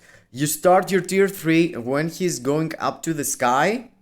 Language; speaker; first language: English; non-native, fluent; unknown